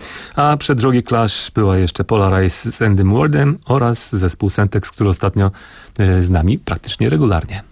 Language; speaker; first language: Polish; native; Polish